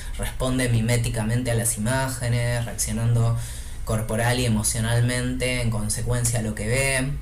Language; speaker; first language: Spanish; native; Spanish